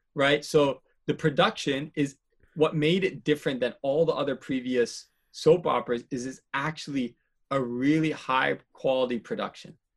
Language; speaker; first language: English; native; English